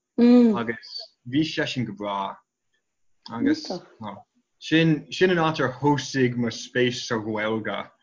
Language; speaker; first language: Irish; non-native, fluent; English